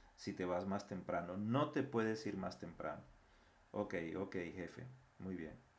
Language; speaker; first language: Spanish; native; Spanish